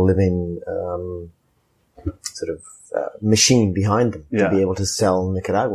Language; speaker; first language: English; native; English